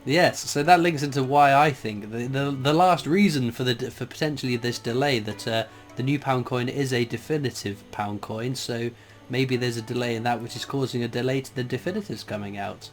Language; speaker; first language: English; native; English